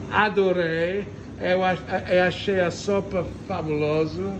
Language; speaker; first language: Portuguese; non-native, learner; English